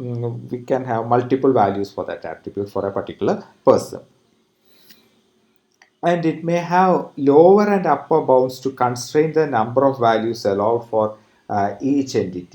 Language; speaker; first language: English; non-native, local second language; Malayalam